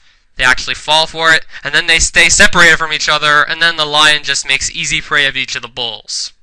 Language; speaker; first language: English; native; English